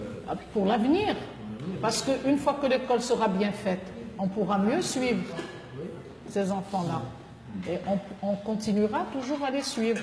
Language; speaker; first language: French; native; French